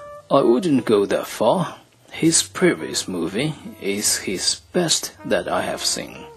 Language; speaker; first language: English; non-native, fluent; Chinese